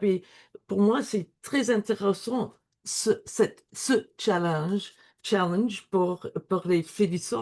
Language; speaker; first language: French; non-native, learner; English